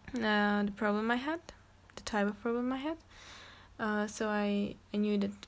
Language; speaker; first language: English; non-native, fluent; Czech